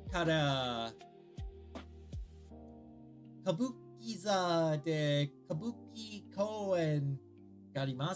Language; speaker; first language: Japanese; non-native, learner; English